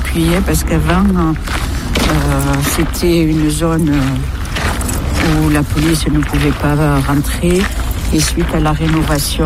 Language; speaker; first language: French; native; French